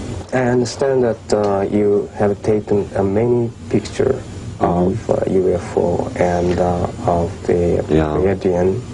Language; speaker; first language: English; non-native, learner; Japanese